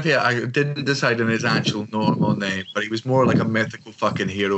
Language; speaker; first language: English; native; English